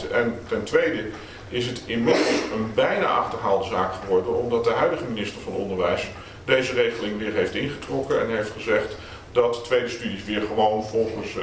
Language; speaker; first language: Dutch; native; Dutch